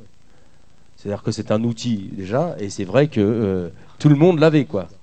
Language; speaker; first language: French; native; French